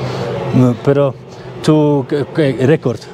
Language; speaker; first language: Spanish; non-native, learner; Polish